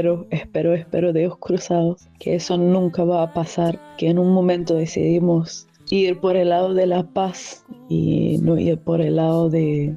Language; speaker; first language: Spanish; non-native, fluent; German